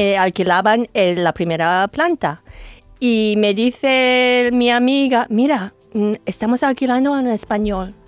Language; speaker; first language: Spanish; non-native, fluent; English